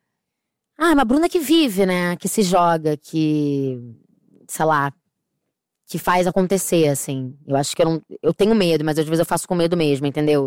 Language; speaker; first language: Portuguese; native; Portuguese